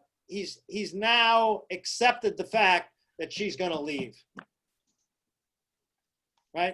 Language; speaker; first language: English; native; English